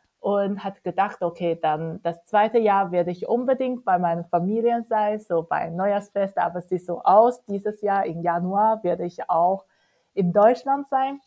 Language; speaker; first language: German; non-native, fluent; Chinese